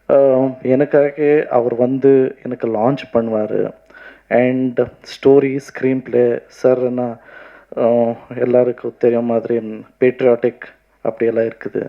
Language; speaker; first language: Tamil; non-native, local second language; Kannada